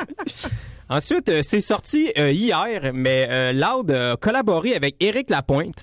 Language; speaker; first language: French; native; French